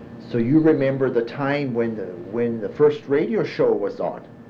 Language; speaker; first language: English; early bilingual, other home language; German